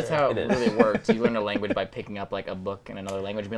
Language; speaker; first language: English; native; English